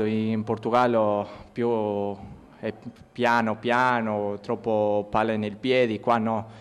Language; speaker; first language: Italian; non-native, learner; Spanish